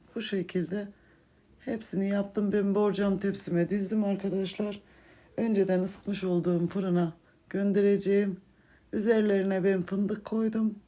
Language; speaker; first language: Turkish; native; Turkish